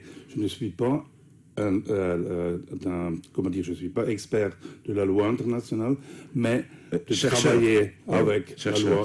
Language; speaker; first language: French; non-native, fluent; English